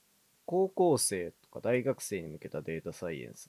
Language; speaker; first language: Japanese; native; Japanese